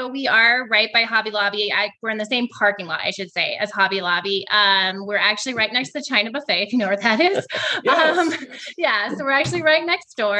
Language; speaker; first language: English; native; English